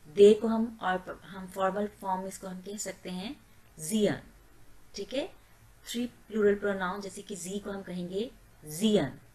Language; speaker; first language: Urdu; native; Urdu